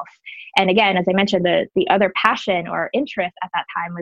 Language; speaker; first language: English; non-native, local second language; Filipino